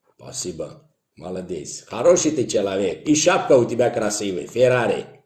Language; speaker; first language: Russian; non-native, local second language; Azerbaijani